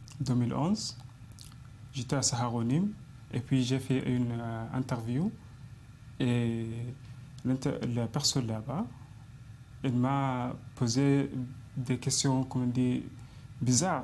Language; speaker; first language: French; non-native, fluent; Arabic